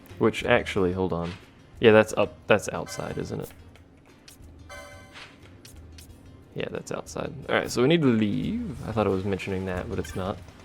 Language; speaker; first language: English; native; English